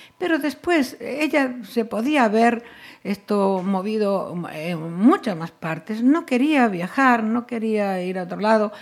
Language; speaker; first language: Spanish; native; Spanish